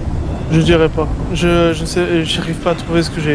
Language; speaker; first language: French; native; French